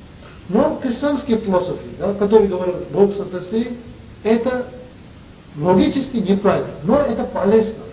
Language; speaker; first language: Russian; non-native, learner; Tibetan